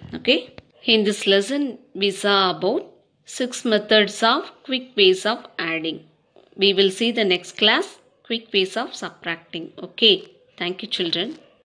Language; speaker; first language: English; non-native, local second language; Tamil